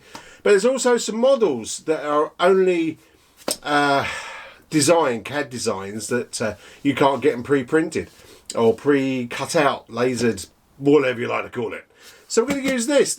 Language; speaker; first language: English; native; English